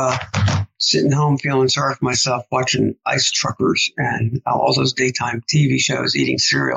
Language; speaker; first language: English; native; English